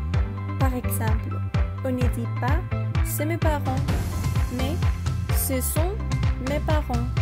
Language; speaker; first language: French; non-native, learner; Spanish